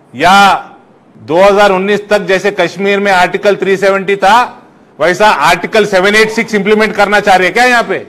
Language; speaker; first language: Hindi; non-native, local second language; Telugu